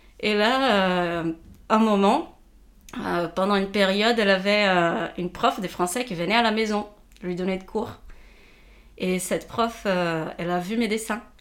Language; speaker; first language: French; non-native, fluent; Portuguese